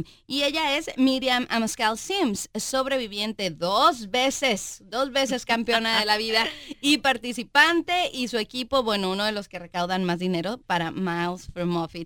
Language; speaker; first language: Spanish; native; Spanish